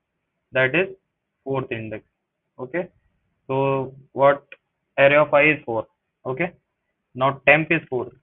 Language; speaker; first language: English; non-native, local second language; Hindi